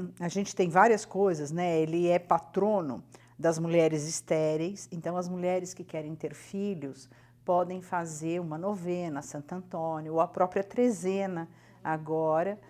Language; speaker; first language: Portuguese; native; Portuguese